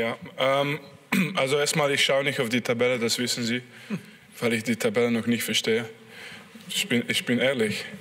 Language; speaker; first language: German; non-native, fluent; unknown